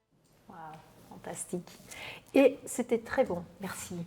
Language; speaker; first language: French; non-native, local second language; Dutch